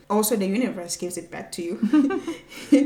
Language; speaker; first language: English; non-native, local second language; Swati